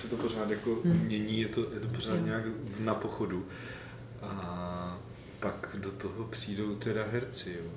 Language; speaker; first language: Czech; native; Czech